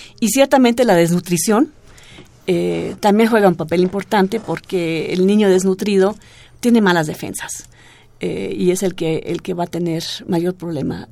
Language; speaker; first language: Spanish; non-native, fluent; German